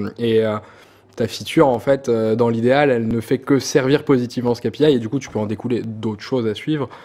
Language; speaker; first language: French; native; French